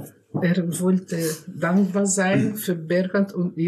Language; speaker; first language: German; non-native, learner; Russian